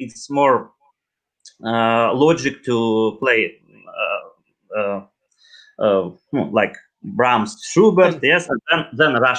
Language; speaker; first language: English; non-native, learner; Russian